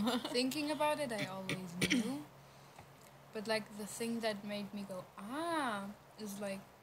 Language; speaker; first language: English; non-native, fluent; German